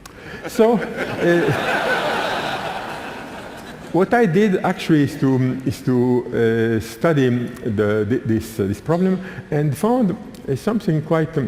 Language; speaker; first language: English; non-native, fluent; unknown